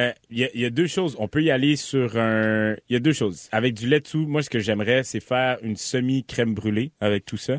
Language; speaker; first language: French; native; French